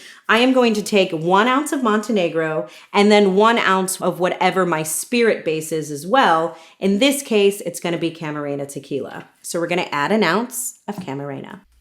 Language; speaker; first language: English; native; English